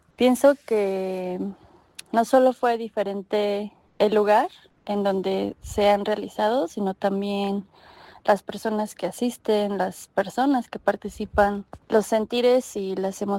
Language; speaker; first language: Spanish; native; Spanish